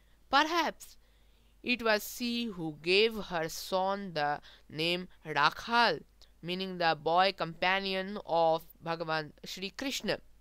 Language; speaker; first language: English; non-native, local second language; Bangla